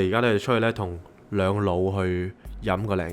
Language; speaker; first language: Cantonese; native; Cantonese